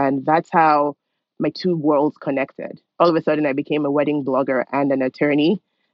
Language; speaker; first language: English; non-native, local second language; Yoruba